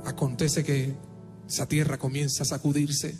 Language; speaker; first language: Spanish; non-native, fluent; Haitian Creole